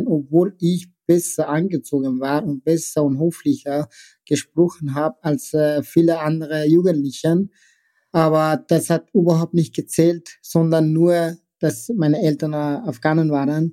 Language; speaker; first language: German; non-native, fluent; Persian